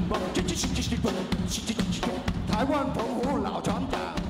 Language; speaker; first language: Chinese; early bilingual, heritage; Chinese